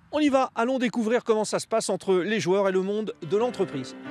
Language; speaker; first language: French; native; French